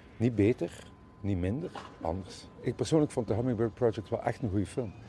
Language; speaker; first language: Dutch; native; Dutch